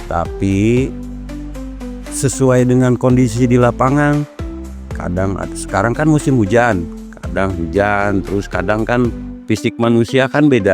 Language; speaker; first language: Indonesian; non-native, local second language; Sundanese